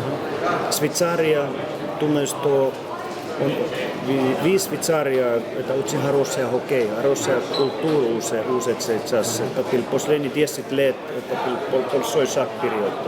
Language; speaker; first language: Russian; non-native, learner; Finnish